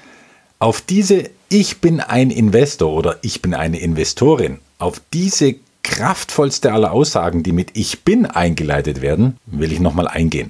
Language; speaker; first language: German; native; German